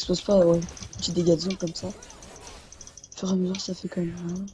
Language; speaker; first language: French; native; French